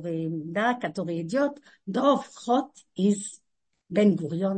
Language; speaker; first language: Russian; non-native, fluent; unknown